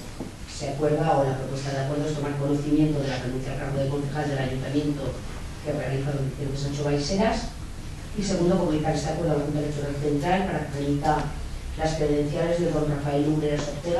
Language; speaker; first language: Spanish; native; Spanish